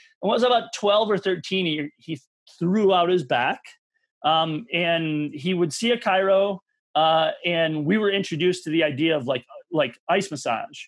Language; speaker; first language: English; native; English